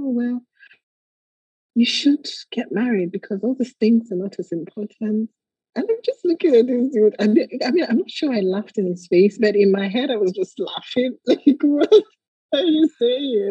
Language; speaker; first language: English; non-native, local second language; Yoruba